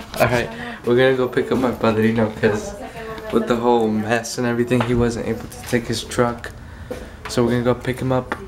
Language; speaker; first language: English; early bilingual, other home language; Spanish